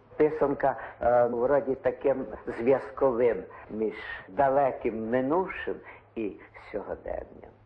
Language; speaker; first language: Ukrainian; native; Ukrainian